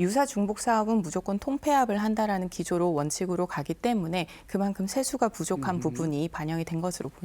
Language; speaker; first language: Korean; native; Korean